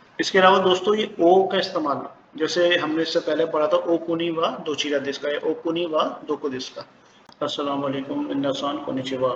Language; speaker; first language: Urdu; native; Urdu